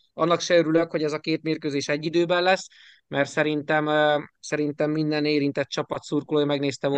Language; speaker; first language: Hungarian; native; Hungarian